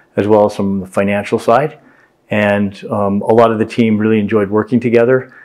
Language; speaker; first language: English; native; English